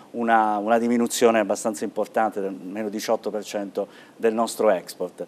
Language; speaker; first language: Italian; native; Italian